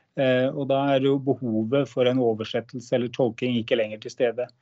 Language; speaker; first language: Norwegian; native; Norwegian